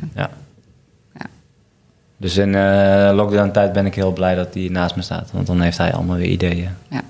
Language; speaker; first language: Dutch; native; Dutch